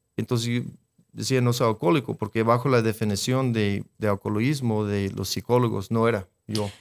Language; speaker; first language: Spanish; non-native, fluent; English